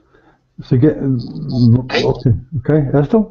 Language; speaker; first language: Spanish; non-native, learner; English